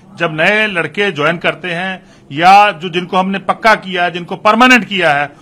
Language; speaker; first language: Hindi; non-native, local second language; Punjabi